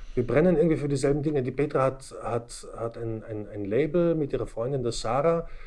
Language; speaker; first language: German; early bilingual, other home language; Slovak